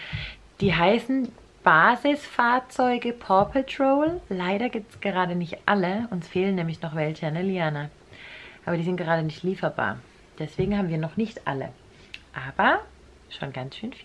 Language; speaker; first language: German; native; German